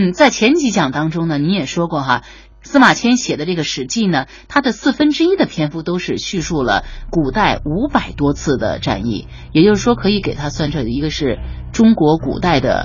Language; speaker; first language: Chinese; native; Chinese